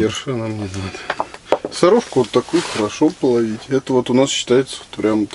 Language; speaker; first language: Russian; native; Russian